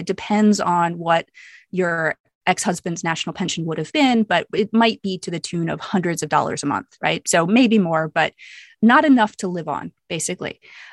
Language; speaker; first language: English; native; English